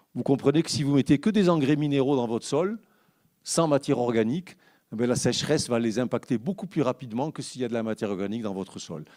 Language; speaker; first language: French; native; French